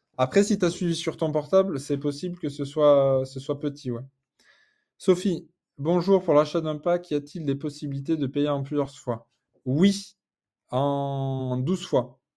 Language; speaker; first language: French; native; French